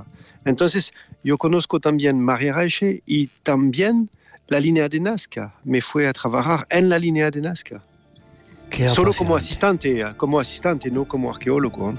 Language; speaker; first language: Spanish; non-native, learner; French